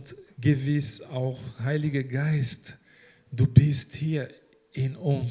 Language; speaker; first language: German; non-native, fluent; Portuguese